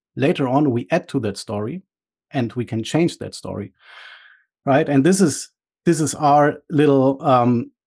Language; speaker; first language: English; early bilingual, other home language; Bulgarian